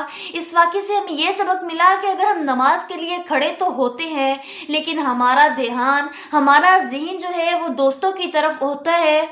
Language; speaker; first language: Urdu; native; Urdu